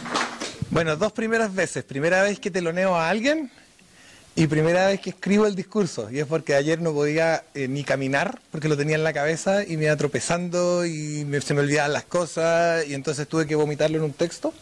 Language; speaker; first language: Spanish; native; Spanish